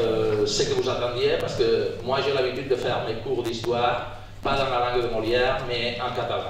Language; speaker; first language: French; non-native, fluent; Catalan